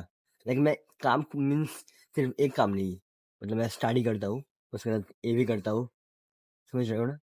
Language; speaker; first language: Hindi; non-native, local second language; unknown